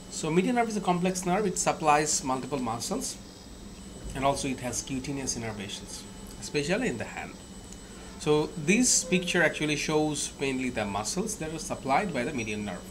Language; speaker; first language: English; non-native, local second language; Bangla